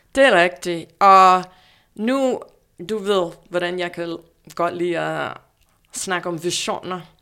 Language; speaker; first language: Danish; non-native, fluent; English